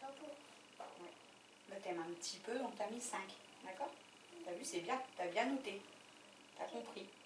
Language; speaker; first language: French; native; French